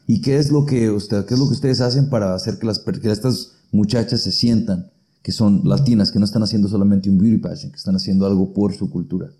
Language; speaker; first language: Spanish; native; Spanish